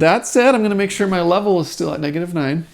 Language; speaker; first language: English; native; English